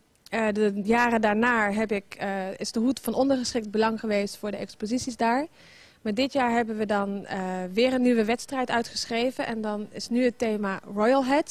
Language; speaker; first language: Dutch; native; Dutch